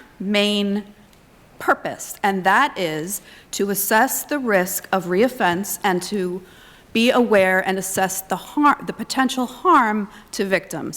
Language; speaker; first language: English; native; English